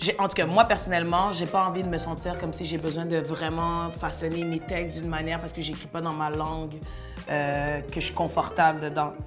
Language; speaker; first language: French; early bilingual, other home language; Bambara